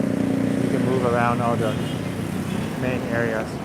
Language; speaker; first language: English; native; English